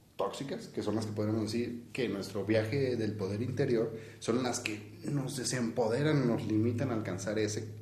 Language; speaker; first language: Spanish; native; Spanish